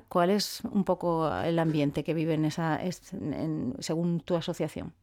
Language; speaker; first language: Spanish; native; Spanish